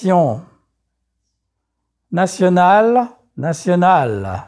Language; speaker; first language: French; native; French